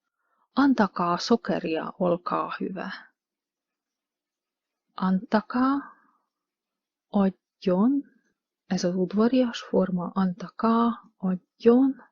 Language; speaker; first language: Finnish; non-native, fluent; Hungarian